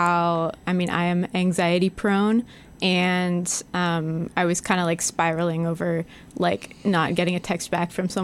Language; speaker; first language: English; native; English